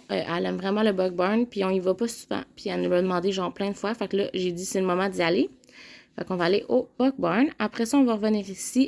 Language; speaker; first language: French; native; French